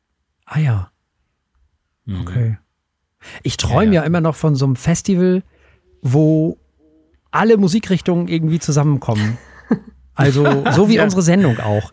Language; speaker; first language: German; native; German